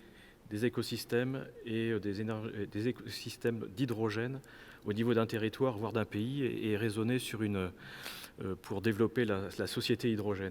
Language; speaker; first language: French; native; French